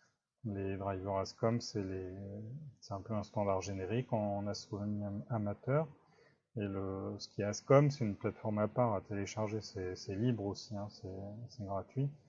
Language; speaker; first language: French; native; French